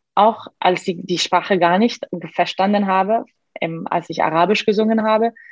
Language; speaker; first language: German; non-native, fluent; Arabic